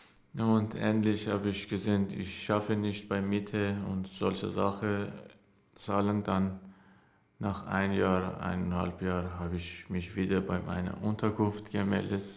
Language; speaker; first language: German; non-native, learner; Persian